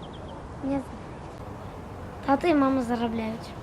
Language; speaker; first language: Russian; non-native, local second language; Belarusian